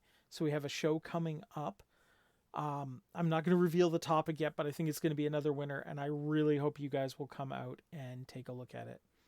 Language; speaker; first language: English; native; English